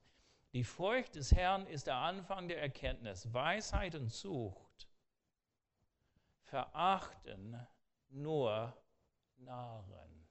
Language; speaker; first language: German; non-native, fluent; English